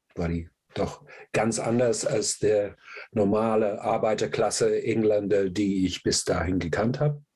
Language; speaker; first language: German; non-native, fluent; English